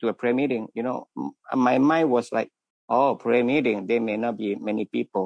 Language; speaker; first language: English; non-native, local second language; Min Nan Chinese